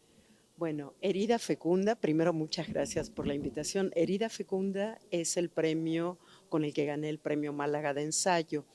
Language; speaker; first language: Spanish; native; Spanish